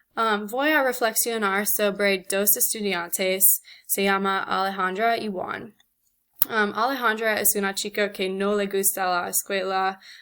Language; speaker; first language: Spanish; non-native, learner; English